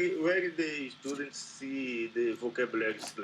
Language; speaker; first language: English; non-native, learner; Portuguese